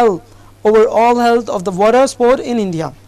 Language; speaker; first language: English; non-native, local second language; Urdu